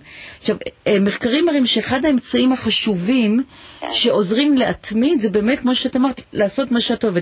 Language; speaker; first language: Hebrew; native; Hebrew